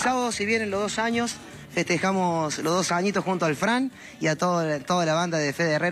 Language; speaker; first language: Spanish; native; Spanish